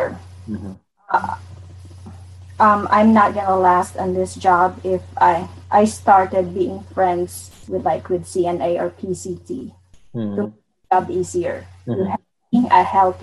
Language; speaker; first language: English; non-native, local second language; Bikol